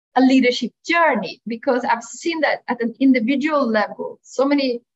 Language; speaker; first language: English; non-native, fluent; Norwegian